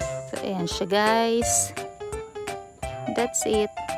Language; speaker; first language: English; non-native, local second language; Filipino